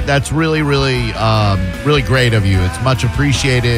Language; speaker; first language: English; native; English